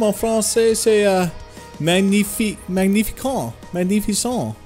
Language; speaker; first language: French; non-native, learner; English